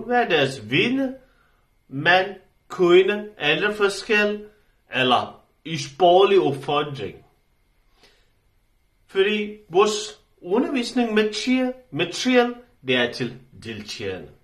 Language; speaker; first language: Danish; non-native, learner; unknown